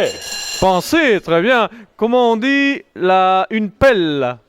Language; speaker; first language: French; non-native, fluent; Portuguese